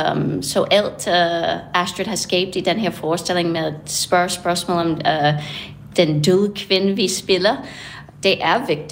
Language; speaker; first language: Danish; non-native, fluent; English